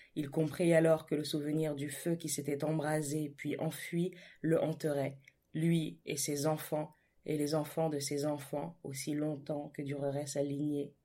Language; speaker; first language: French; native; French